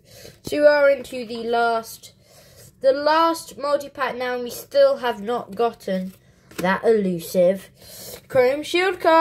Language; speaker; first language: English; native; English